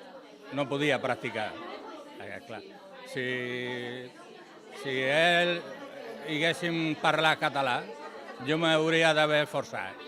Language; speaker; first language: Catalan; non-native, learner; Spanish